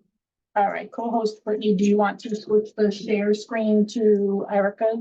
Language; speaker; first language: English; native; English